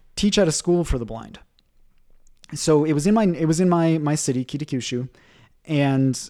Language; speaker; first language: English; native; English